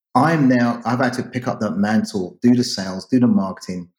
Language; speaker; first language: English; native; English